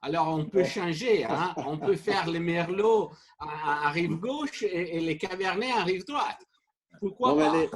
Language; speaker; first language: French; non-native, fluent; Italian